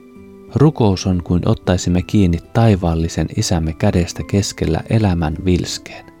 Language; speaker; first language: Finnish; native; Finnish